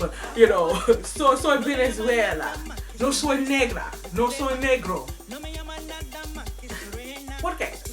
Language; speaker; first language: Spanish; non-native, learner; English